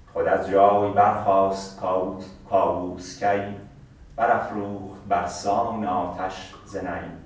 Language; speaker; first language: Persian; native; Persian